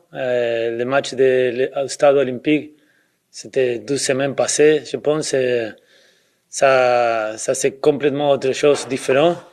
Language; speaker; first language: French; non-native, fluent; Spanish